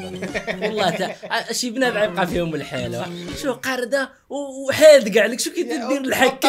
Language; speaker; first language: Arabic; native; Arabic